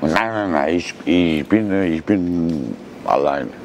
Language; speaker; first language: German; non-native, learner; Romanian